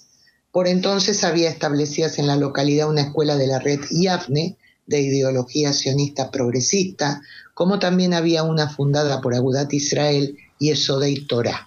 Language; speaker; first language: Spanish; native; Spanish